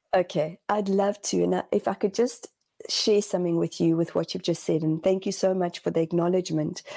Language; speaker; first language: English; native; English